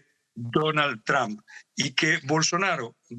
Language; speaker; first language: Spanish; native; Spanish